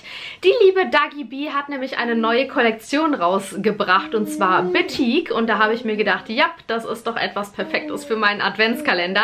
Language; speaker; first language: German; native; German